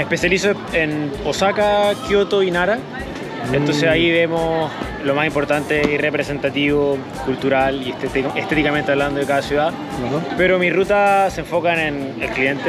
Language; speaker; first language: Spanish; native; Spanish